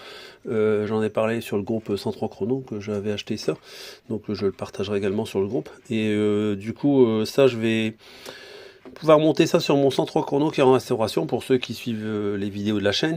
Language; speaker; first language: French; native; French